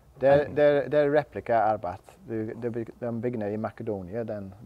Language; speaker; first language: Swedish; non-native, learner; English